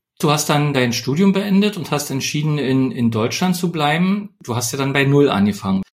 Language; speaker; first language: German; native; German